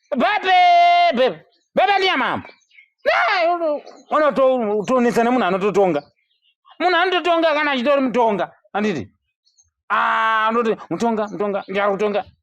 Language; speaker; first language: Shona; native; Shona